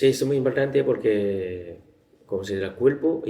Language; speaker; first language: Spanish; non-native, learner; Chinese